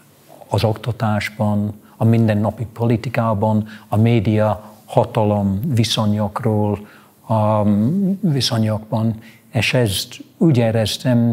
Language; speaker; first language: Hungarian; non-native, fluent; English